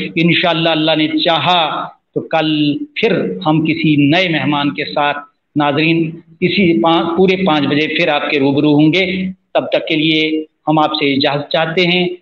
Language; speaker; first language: Hindi; non-native, local second language; Kashmiri